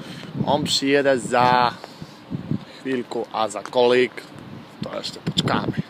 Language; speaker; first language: Czech; non-native, learner; Polish